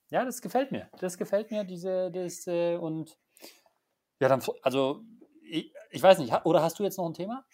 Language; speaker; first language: German; early bilingual, other home language; Polish